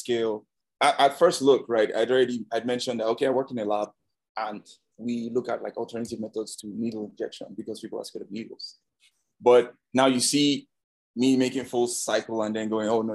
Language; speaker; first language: English; non-native, local second language; Yoruba